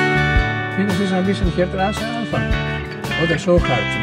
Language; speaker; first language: German; non-native, fluent; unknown